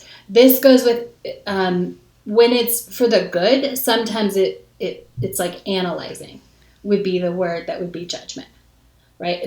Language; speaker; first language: English; native; English